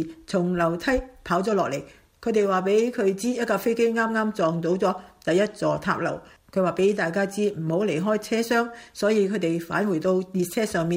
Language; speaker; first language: Chinese; non-native, local second language; Cantonese